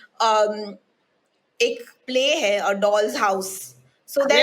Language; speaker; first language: English; non-native, local second language; Hindi